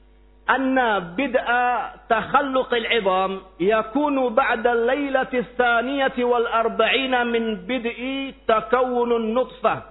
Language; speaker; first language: Arabic; non-native, fluent; Indonesian